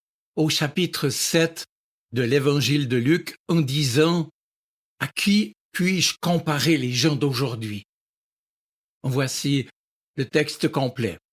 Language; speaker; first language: French; native; French